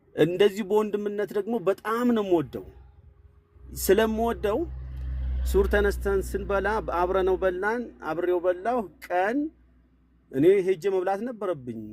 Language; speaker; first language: Amharic; native; Amharic